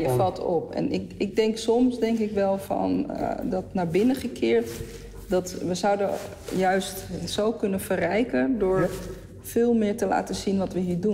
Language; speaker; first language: Dutch; native; Dutch